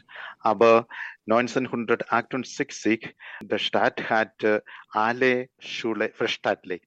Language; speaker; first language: German; non-native, learner; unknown